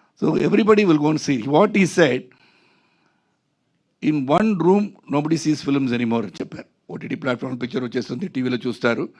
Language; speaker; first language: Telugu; non-native, local second language; Tamil